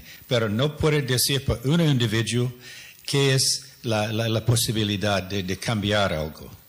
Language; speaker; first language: Spanish; non-native, fluent; English